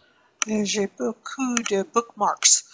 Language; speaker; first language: French; non-native, learner; English